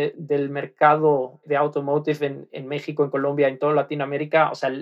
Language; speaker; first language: Spanish; non-native, fluent; Dutch